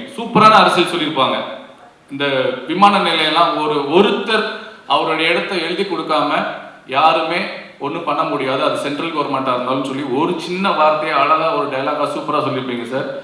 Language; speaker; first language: Tamil; native; Tamil